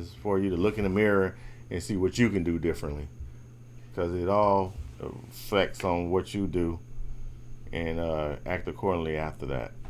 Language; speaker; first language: English; native; English